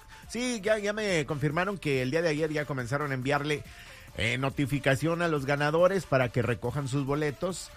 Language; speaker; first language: Spanish; native; Spanish